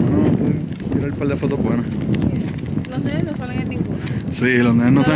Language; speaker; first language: Spanish; native; Spanish